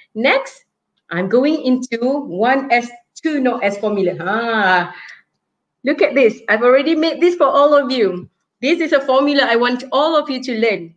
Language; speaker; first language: English; non-native, local second language; Malay